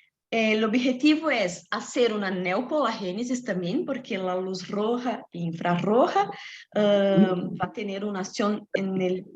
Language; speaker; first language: Spanish; non-native, fluent; Portuguese